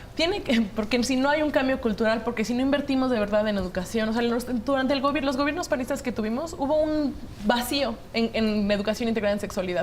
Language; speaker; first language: Spanish; native; Spanish